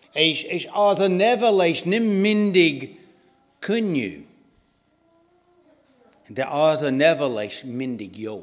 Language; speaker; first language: Hungarian; non-native, learner; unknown